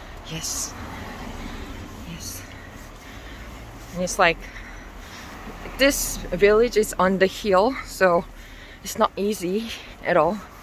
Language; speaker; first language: English; non-native, fluent; Korean